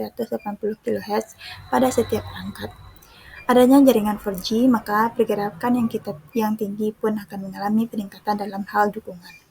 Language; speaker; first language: Indonesian; native; Indonesian